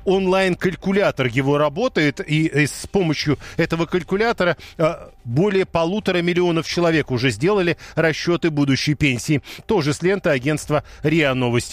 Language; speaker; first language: Russian; native; Russian